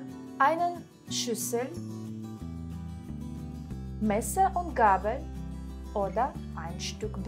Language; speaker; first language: German; non-native, fluent; Russian